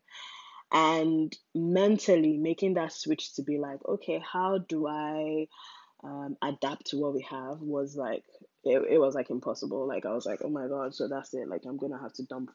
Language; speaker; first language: English; non-native, local second language; Yoruba